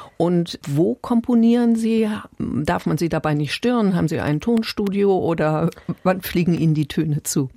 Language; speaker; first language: German; native; German